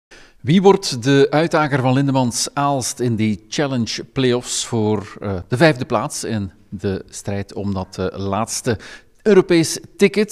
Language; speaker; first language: Dutch; native; Dutch